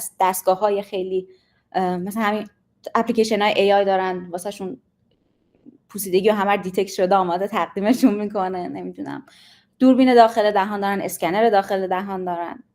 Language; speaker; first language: Persian; native; Persian